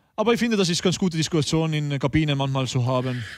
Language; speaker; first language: German; non-native, fluent; Estonian